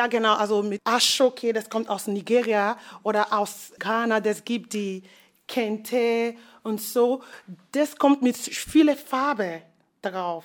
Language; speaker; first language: German; non-native, learner; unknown